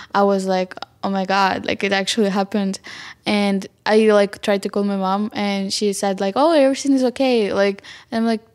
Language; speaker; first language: English; non-native, fluent; Ukrainian